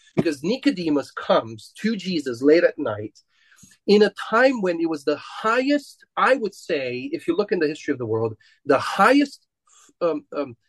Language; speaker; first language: English; non-native, fluent; Romanian